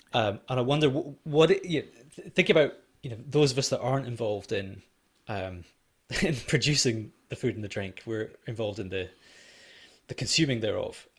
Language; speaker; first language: English; native; English